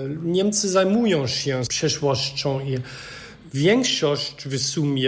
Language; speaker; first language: Polish; non-native, fluent; German